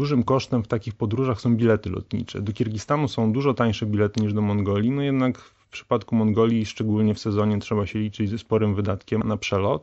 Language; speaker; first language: Polish; native; Polish